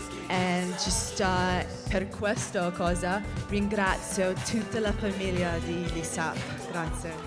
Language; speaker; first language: Italian; non-native, fluent; English